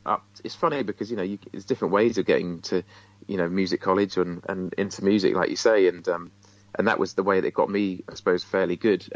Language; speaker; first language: English; native; English